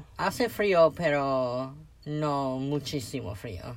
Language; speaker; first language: Spanish; non-native, learner; English